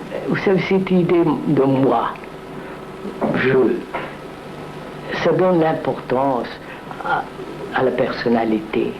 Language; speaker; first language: French; non-native, learner; Telugu